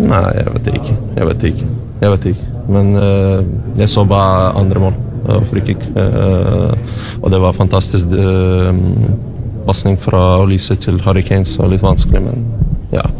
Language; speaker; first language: Norwegian; non-native, learner; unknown